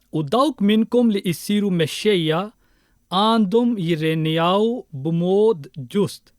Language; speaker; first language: Maltese; non-native, fluent; Urdu